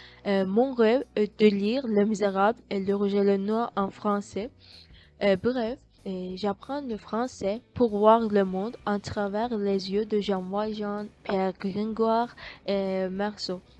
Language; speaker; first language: French; non-native, learner; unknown